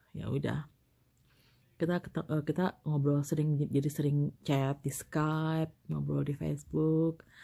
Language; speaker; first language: Indonesian; native; Indonesian